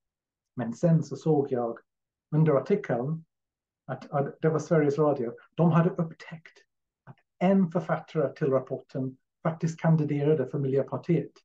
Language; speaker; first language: Swedish; non-native, fluent; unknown